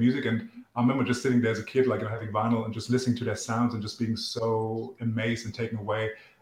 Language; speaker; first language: English; non-native, fluent; German